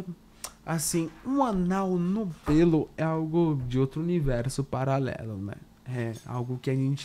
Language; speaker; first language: Portuguese; native; Portuguese